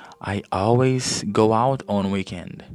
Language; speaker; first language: English; non-native, fluent; Portuguese